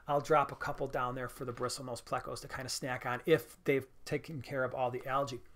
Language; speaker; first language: English; native; English